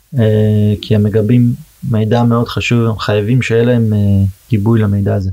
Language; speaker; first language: Hebrew; early bilingual, heritage; Hebrew